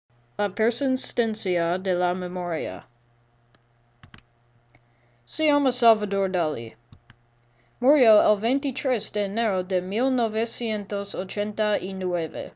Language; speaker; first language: Spanish; non-native, learner; English